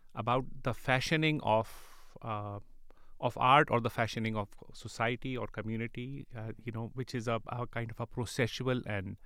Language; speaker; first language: English; non-native, local second language; Urdu